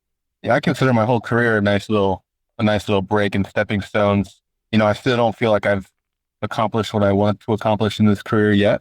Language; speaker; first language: English; native; English